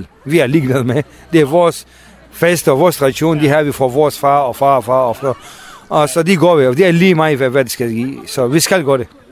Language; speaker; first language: Danish; non-native, learner; Kurdish